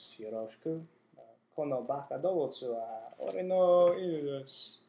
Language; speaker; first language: Japanese; non-native, learner; English